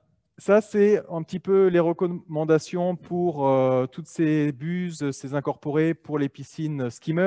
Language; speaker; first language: French; native; French